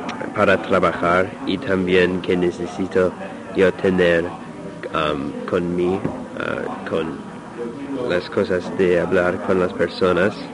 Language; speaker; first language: Spanish; non-native, learner; English